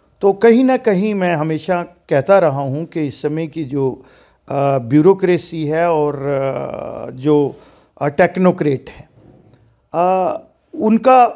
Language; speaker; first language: Hindi; non-native, local second language; Dogri